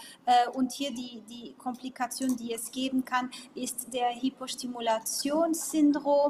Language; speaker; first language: German; non-native, local second language; Portuguese